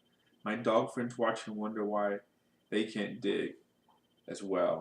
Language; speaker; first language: English; native; English